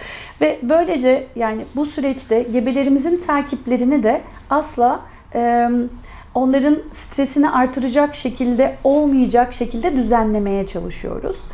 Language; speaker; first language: Turkish; native; Turkish